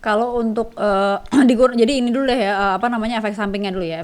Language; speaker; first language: Indonesian; native; Indonesian